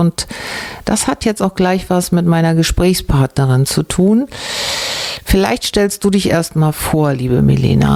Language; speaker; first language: German; native; German